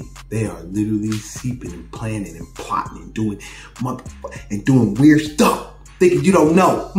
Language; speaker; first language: English; native; English